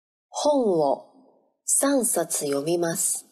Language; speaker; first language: Japanese; non-native, learner; Chinese